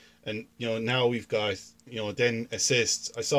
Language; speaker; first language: English; native; English